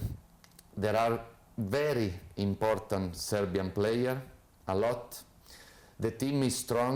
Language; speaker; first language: English; non-native, fluent; Italian